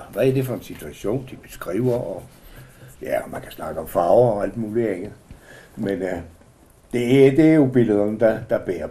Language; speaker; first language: Danish; native; Danish